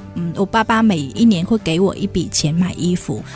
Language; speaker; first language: Chinese; non-native, fluent; Vietnamese